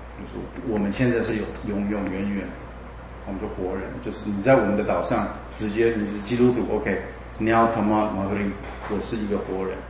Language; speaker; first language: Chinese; native; Chinese